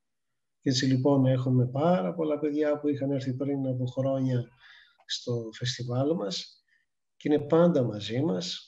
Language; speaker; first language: Greek; native; Greek